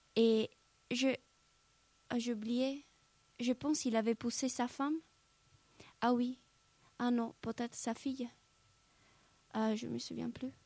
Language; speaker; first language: French; non-native, learner; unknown